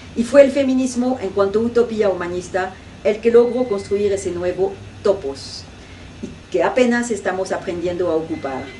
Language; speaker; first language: Spanish; non-native, fluent; French